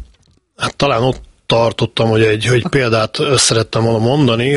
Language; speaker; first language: Hungarian; native; Hungarian